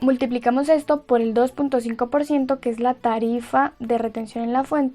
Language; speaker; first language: Spanish; native; Spanish